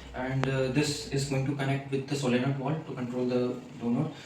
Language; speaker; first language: English; non-native, local second language; Hindi